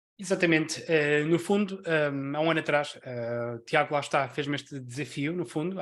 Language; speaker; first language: Portuguese; early bilingual, other home language; Spanish